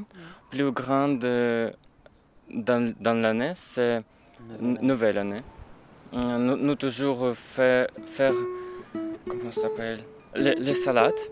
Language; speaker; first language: French; non-native, learner; Ukrainian